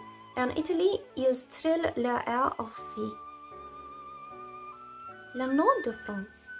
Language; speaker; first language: French; non-native, learner; English